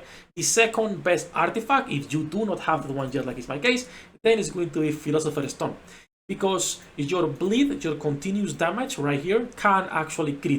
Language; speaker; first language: English; non-native, fluent; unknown